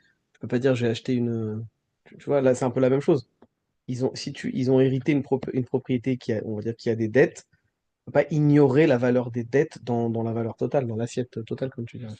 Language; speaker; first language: French; native; French